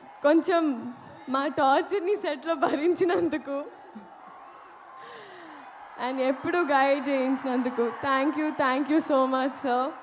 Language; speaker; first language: Telugu; non-native, fluent; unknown